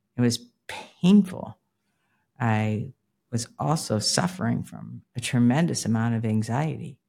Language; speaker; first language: English; native; English